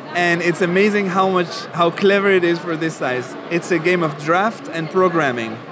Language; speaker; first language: English; non-native, fluent; Arabic